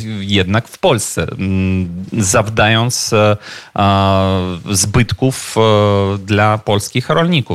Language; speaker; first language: Polish; non-native, fluent; Ukrainian